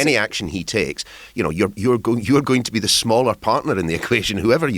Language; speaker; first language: English; native; English